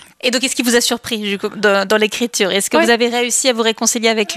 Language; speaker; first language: French; native; French